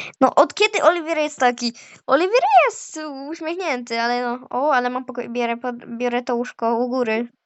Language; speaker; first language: Polish; native; Polish